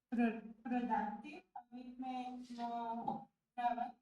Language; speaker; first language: French; non-native, learner; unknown